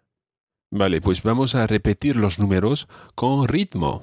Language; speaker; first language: Spanish; non-native, fluent; English